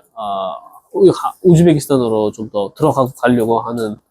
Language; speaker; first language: Korean; non-native, fluent; Uzbek